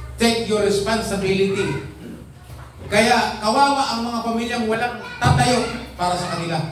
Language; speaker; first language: Filipino; non-native, local second language; Bikol